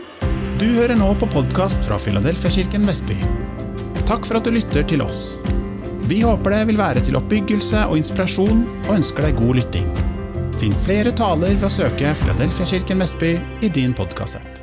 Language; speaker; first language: Norwegian; native; Norwegian